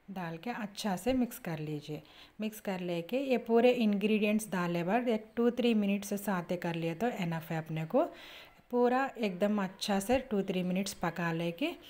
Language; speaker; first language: Hindi; non-native, local second language; Urdu